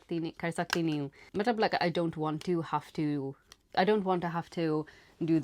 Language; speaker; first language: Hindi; non-native, learner; English